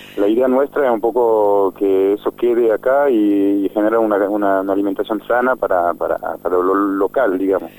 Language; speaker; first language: Spanish; non-native, fluent; French